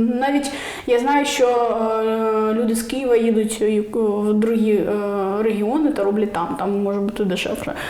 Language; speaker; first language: Ukrainian; non-native, local second language; Russian